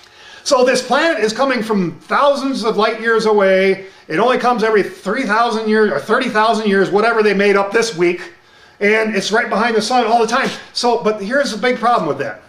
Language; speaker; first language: English; native; English